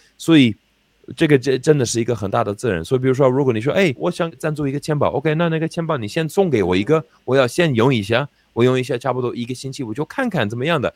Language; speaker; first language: Chinese; non-native, fluent; English